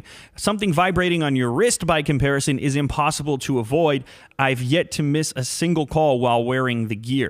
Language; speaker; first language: English; native; English